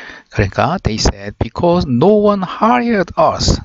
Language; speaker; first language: English; non-native, fluent; Korean